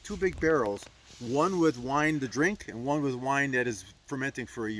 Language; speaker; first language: English; native; English